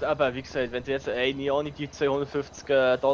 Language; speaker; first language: German; native; German